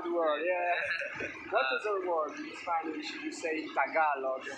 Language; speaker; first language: English; non-native, learner; French